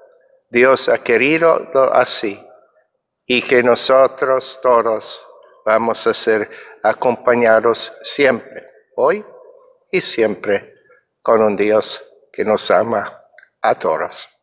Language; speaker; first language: Spanish; non-native, fluent; English